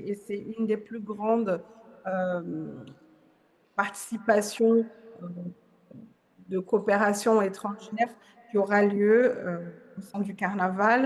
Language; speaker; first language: French; non-native, fluent; Portuguese